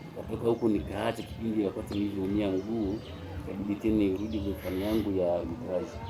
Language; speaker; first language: Swahili; native; Swahili